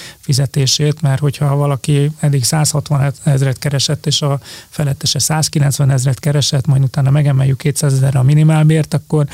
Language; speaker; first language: Hungarian; native; Hungarian